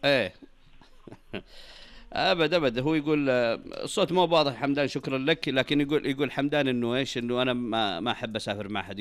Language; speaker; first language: Arabic; native; Arabic